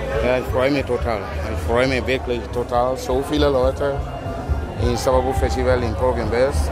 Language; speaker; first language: German; non-native, learner; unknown